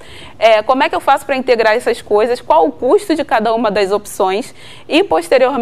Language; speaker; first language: Portuguese; native; Portuguese